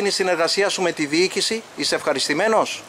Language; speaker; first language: Greek; native; Greek